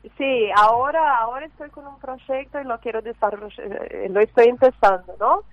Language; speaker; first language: Spanish; non-native, fluent; Portuguese